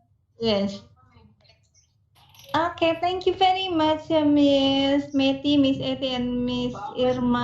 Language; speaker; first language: English; non-native, learner; Indonesian